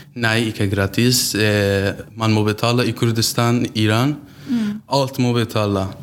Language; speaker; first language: Norwegian; non-native, learner; Central Kurdish